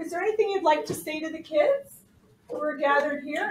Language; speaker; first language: English; native; English